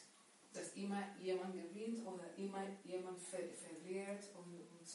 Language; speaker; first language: German; non-native, learner; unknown